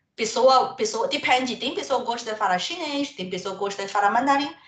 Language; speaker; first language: Portuguese; non-native, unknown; Chinese